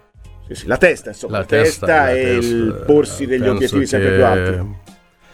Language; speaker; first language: Italian; native; Italian